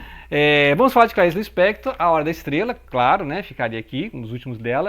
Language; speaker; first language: Portuguese; native; Portuguese